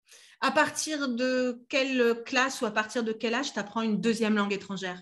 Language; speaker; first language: French; native; French